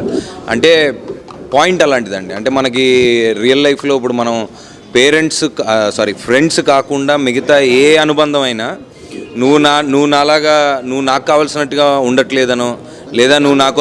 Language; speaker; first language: Telugu; native; Telugu